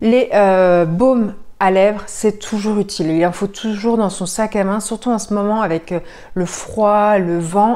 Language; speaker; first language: French; native; French